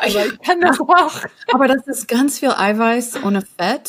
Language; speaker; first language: German; non-native, fluent; English